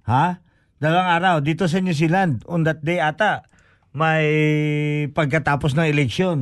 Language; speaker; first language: Filipino; non-native, local second language; Hiligaynon